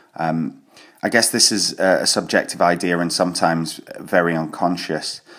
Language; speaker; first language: English; native; English